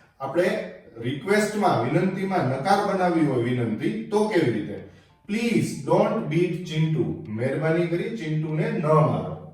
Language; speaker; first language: Gujarati; native; Gujarati